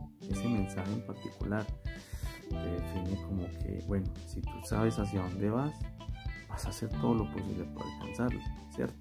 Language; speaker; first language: Spanish; native; Spanish